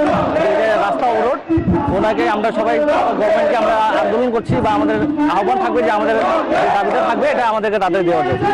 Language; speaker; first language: Bangla; non-native, local second language; Kok Borok